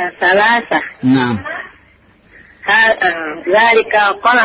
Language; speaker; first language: Arabic; non-native, learner; Indonesian